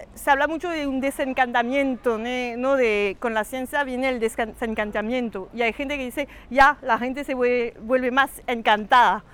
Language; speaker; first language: Spanish; non-native, fluent; French